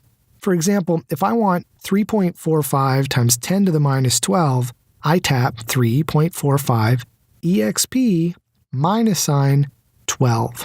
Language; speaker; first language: English; native; English